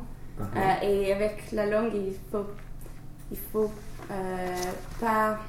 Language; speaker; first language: French; non-native, learner; English